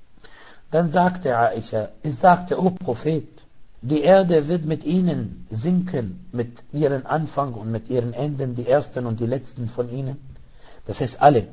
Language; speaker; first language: German; non-native, fluent; Arabic